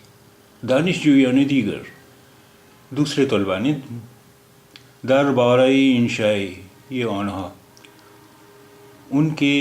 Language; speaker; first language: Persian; non-native, fluent; Urdu